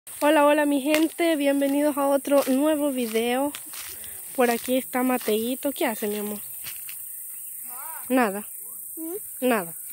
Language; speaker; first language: Spanish; native; Spanish